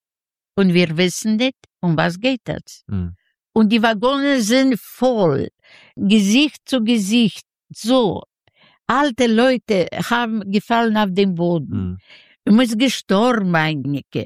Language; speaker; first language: German; non-native, learner; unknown